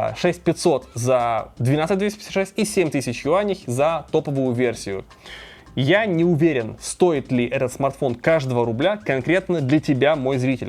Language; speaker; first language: Russian; native; Russian